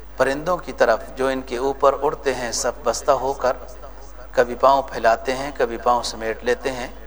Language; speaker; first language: Urdu; non-native, local second language; Punjabi